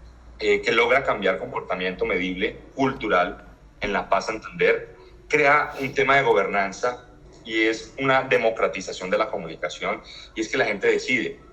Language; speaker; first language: Spanish; native; Spanish